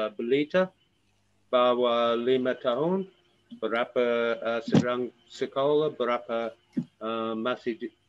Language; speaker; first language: Indonesian; non-native, learner; English